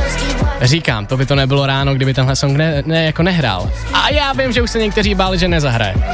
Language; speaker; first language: Czech; native; Czech